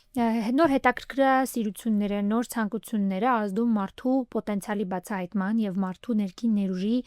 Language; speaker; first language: Armenian; native; Armenian